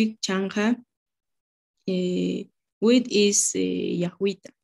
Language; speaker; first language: English; non-native, learner; Spanish